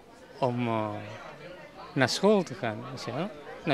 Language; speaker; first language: Dutch; non-native, fluent; Indonesian